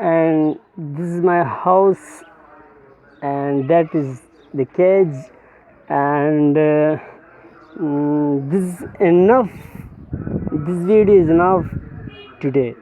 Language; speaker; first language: English; non-native, learner; Pashto